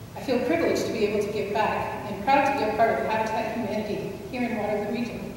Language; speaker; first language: English; native; English